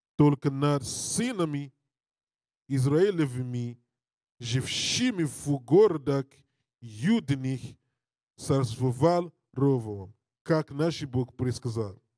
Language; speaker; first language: Russian; non-native, learner; English